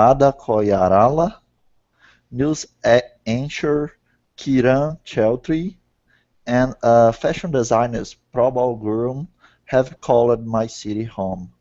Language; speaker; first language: English; non-native, learner; Portuguese